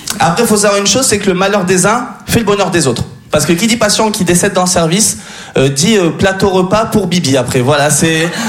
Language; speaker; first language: French; early bilingual, other home language; Arabic